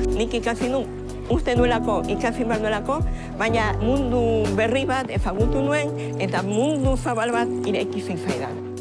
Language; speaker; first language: Basque; non-native, fluent; Spanish